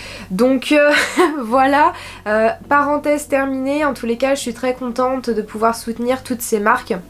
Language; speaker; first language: French; native; French